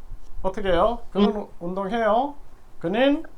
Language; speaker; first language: Korean; native; Korean